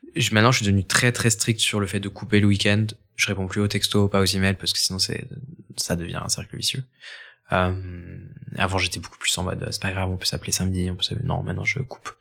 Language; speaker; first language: French; native; French